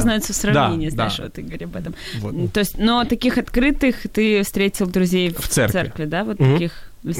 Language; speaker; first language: Russian; non-native, local second language; Ukrainian